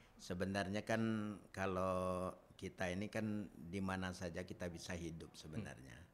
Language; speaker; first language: Indonesian; native; Indonesian